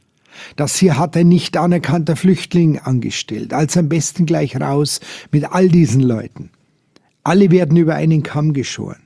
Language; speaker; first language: German; native; German